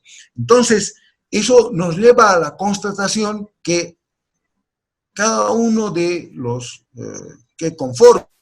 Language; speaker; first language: Spanish; native; Spanish